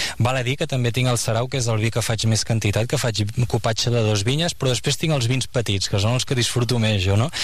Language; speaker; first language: Catalan; native; Catalan